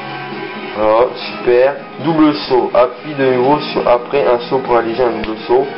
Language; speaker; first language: French; native; French